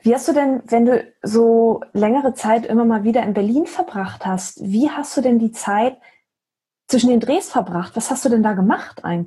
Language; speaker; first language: German; native; German